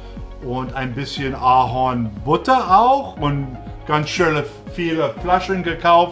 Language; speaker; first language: German; non-native, learner; English